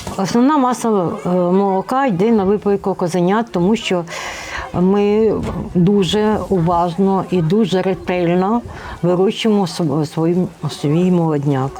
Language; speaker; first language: Ukrainian; non-native, local second language; Russian